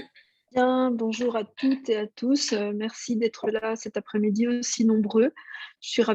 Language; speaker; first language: French; native; French